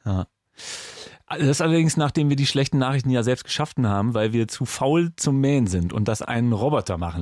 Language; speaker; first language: German; native; German